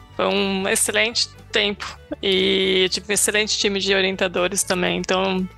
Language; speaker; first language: Portuguese; native; Portuguese